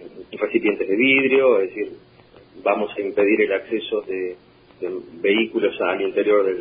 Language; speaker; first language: Spanish; native; Spanish